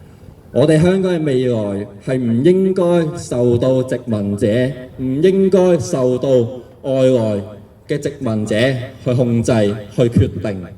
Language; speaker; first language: Cantonese; native; Cantonese